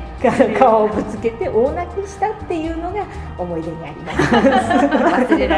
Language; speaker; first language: Japanese; native; Japanese